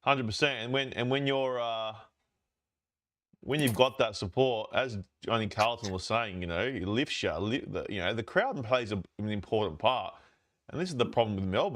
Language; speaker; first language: English; native; English